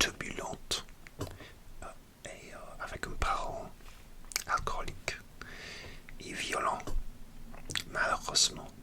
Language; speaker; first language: French; non-native, learner; English